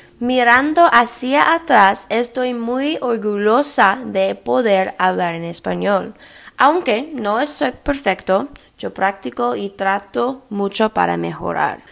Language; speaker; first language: Spanish; early bilingual, heritage; English